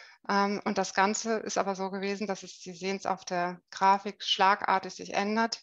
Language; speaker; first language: German; native; German